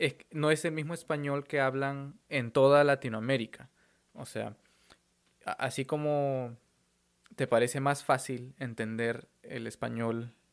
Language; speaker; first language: Spanish; native; Spanish